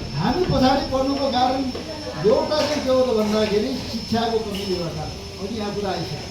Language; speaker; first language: Nepali; non-native, local second language; Eastern Tamang